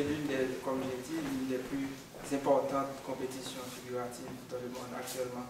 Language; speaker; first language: French; non-native, local second language; Haitian Creole